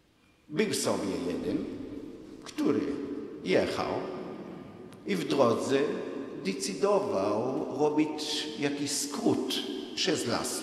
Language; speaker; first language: Polish; non-native, fluent; Hebrew